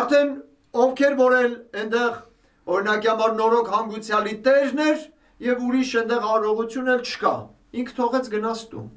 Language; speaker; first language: Armenian; native; Armenian